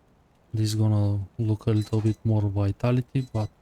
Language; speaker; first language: English; non-native, fluent; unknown